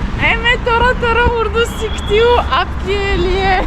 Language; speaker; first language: Hindi; non-native, learner; Tajik